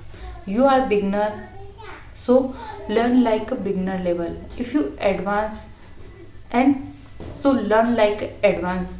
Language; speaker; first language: English; non-native, learner; Hindi